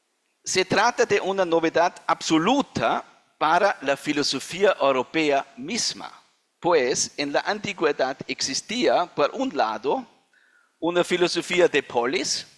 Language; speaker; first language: Spanish; non-native, fluent; German